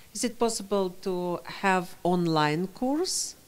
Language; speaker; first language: English; non-native, learner; Russian